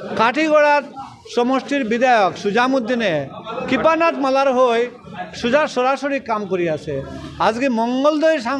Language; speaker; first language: Assamese; non-native, local second language; Bangla